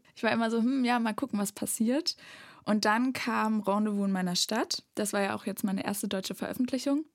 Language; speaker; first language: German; native; German